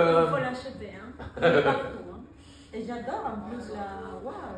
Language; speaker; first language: French; non-native, fluent; Spanish